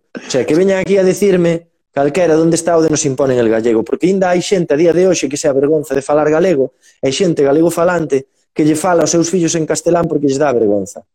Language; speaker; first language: Galician; native; Galician